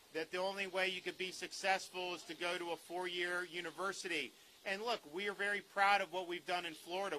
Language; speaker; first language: English; native; English